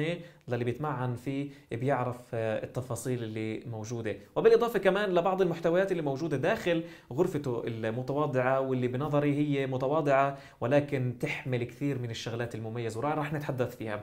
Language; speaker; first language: Arabic; native; Arabic